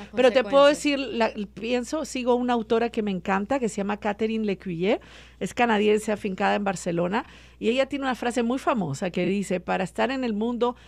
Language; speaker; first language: Spanish; native; Spanish